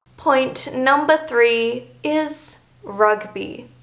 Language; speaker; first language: English; native; English